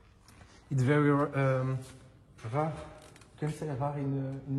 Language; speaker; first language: English; non-native, learner; French